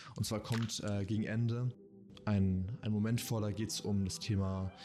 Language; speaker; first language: German; early bilingual, heritage; German